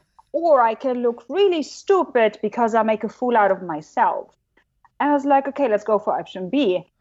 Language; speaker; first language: English; non-native, fluent; German